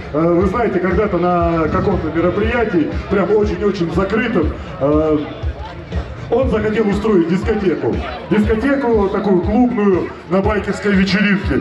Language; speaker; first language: Russian; native; Russian